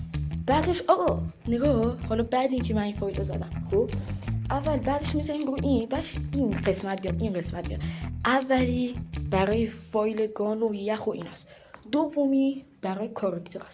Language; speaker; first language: Persian; native; Persian